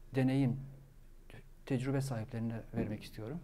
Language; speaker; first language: Turkish; non-native, fluent; Arabic